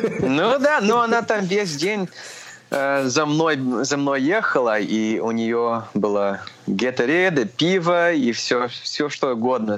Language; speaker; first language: Russian; early bilingual, heritage; Russian